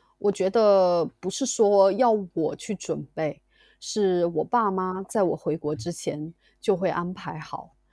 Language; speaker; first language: Chinese; native; Chinese